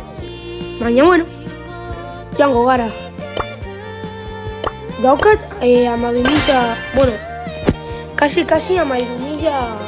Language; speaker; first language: Basque; non-native, local second language; Spanish